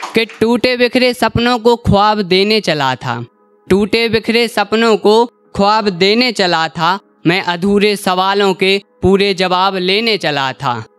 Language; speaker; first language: Hindi; native; Hindi